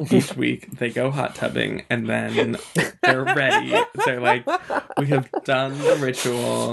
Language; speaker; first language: English; native; English